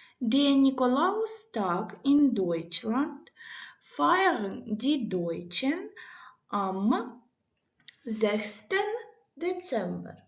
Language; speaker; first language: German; non-native, fluent; Ukrainian